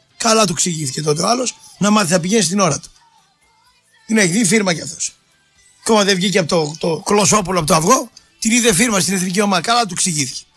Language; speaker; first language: Greek; native; Greek